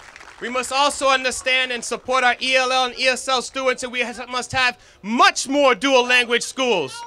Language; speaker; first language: English; native; English